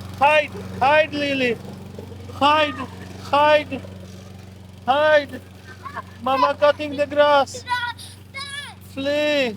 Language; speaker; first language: English; non-native, learner; Polish